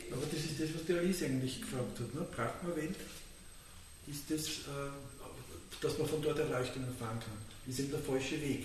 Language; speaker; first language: German; native; German